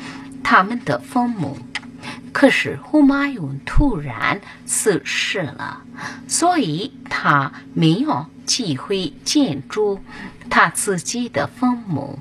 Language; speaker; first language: Chinese; non-native, fluent; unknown